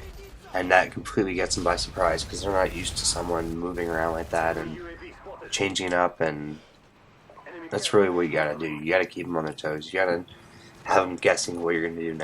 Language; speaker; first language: English; native; English